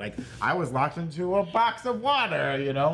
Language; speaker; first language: English; native; English